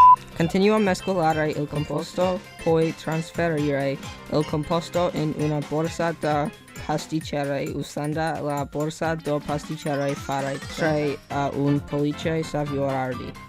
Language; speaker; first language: Italian; non-native, learner; English